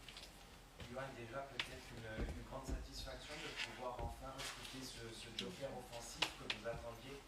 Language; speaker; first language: French; native; French